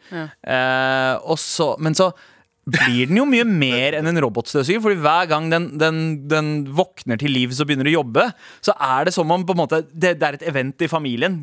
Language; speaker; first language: Norwegian; early bilingual, other home language; Punjabi